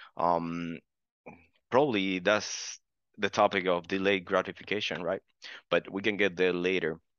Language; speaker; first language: English; non-native, fluent; Spanish